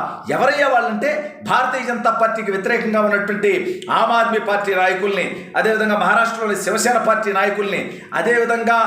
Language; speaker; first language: Telugu; native; Telugu